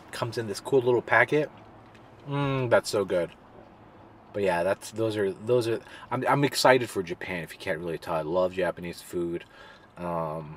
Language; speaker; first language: English; native; English